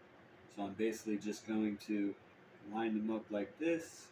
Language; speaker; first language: English; native; English